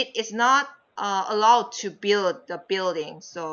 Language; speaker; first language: English; non-native, fluent; Korean